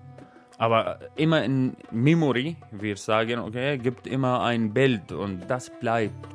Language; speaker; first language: German; non-native, learner; Arabic